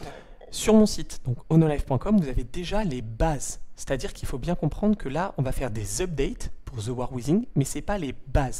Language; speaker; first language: French; native; French